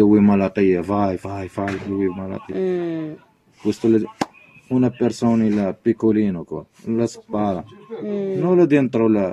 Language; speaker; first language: Italian; non-native, learner; Arabic